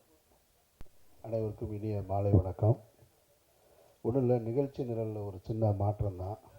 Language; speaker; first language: Tamil; native; Tamil